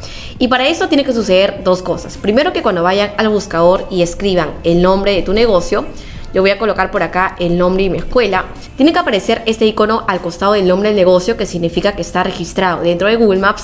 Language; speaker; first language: Spanish; native; Spanish